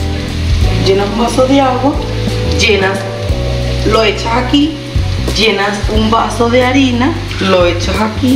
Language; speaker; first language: Spanish; native; Spanish